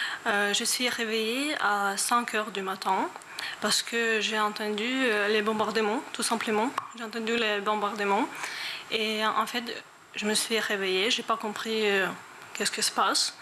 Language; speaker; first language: French; non-native, learner; Ukrainian